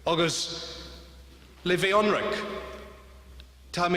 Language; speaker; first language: Irish; non-native, learner; English